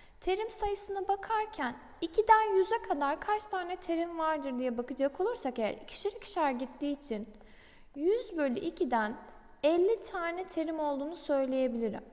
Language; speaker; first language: Turkish; native; Turkish